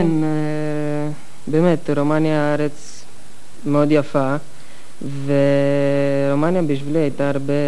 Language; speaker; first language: Hebrew; non-native, fluent; Romanian